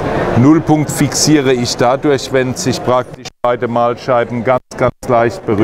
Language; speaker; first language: German; native; German